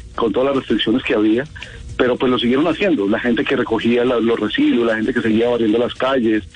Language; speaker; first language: Spanish; native; Spanish